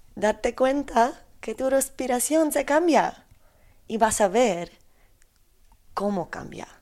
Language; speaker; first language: Spanish; non-native, learner; Polish